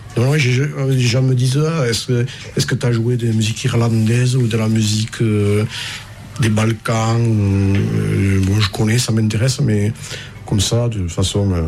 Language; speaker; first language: French; native; French